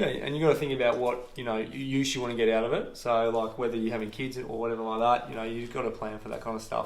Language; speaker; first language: English; native; English